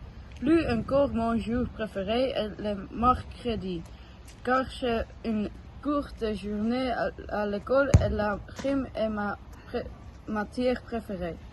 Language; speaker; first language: French; non-native, learner; Dutch